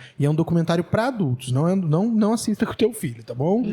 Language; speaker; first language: Portuguese; native; Portuguese